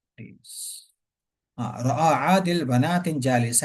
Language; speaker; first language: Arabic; non-native, fluent; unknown